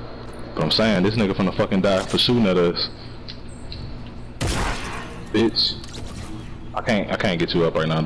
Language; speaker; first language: English; native; English